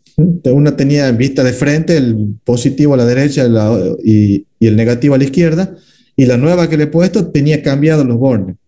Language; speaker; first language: Spanish; native; Spanish